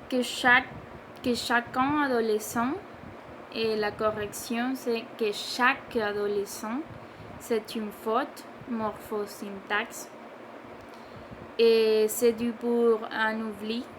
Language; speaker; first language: French; non-native, learner; Spanish